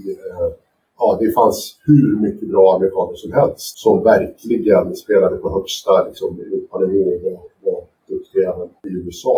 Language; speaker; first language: Swedish; native; Swedish